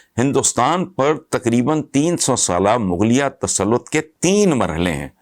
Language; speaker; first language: Urdu; non-native, local second language; Punjabi